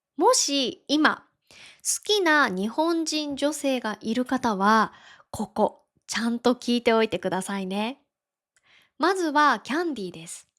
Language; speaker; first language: Japanese; native; Japanese